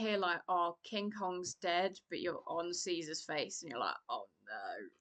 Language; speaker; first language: English; native; English